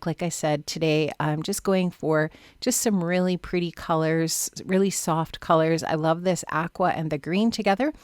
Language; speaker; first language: English; native; English